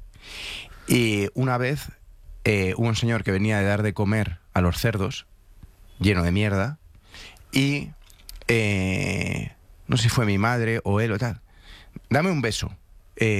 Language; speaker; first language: Spanish; native; Spanish